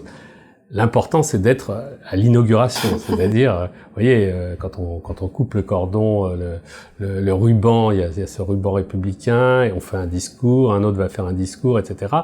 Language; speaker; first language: French; native; French